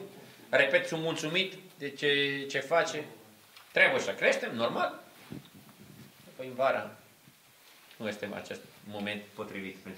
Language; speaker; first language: Romanian; non-native, fluent; Italian